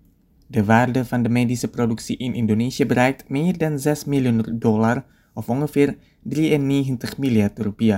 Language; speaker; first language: Dutch; non-native, fluent; Indonesian